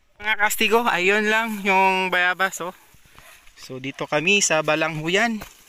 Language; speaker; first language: Filipino; non-native, local second language; Cebuano